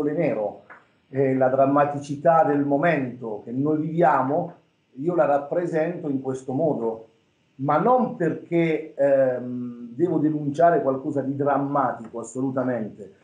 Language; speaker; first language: Italian; native; Italian